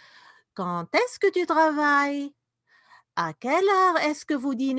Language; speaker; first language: French; non-native, fluent; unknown